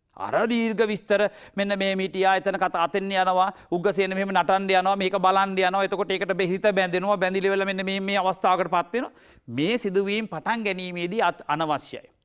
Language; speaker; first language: Sinhala; native; Sinhala